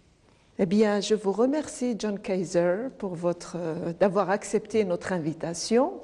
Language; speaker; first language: French; non-native, local second language; Arabic